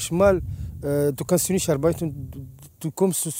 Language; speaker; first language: German; non-native, learner; Arabic